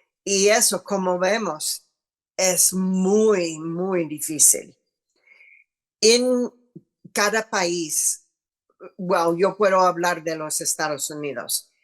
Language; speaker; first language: Spanish; non-native, fluent; English